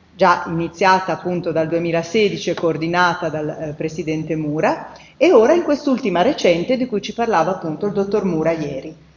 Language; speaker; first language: Italian; native; Italian